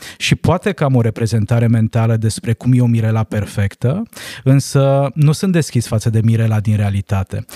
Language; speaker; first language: Romanian; native; Romanian